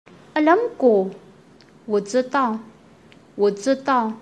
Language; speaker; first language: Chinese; non-native, learner; Filipino